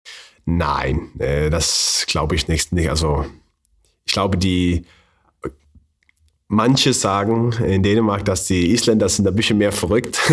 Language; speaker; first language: German; non-native, learner; Faroese